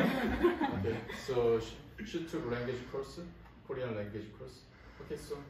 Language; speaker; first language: English; non-native, learner; Korean